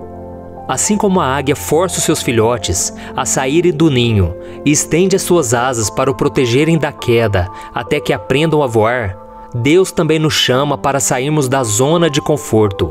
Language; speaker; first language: Portuguese; native; Portuguese